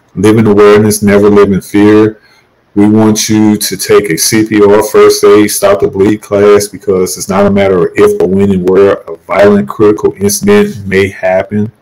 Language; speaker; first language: English; native; English